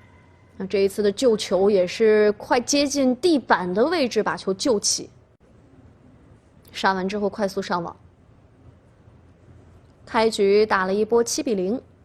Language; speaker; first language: Chinese; native; Chinese